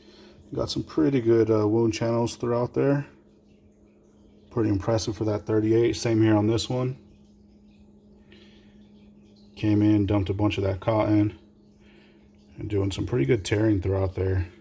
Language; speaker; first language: English; native; English